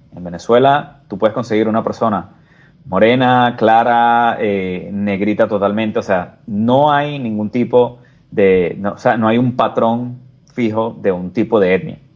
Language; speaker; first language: Spanish; native; Spanish